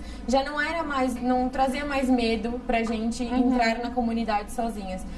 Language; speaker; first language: Portuguese; native; Portuguese